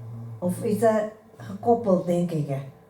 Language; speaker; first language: Dutch; non-native, learner; Indonesian